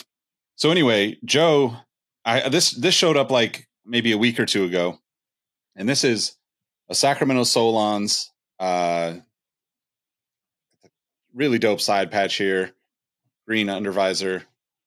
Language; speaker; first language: English; native; English